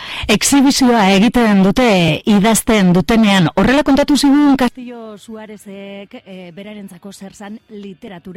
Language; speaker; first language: Basque; native; Basque